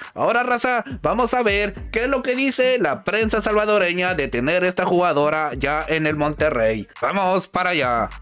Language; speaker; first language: Spanish; native; Spanish